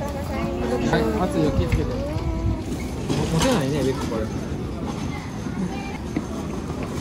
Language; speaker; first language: Japanese; native; Japanese